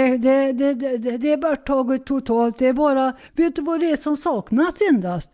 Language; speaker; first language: Swedish; native; Swedish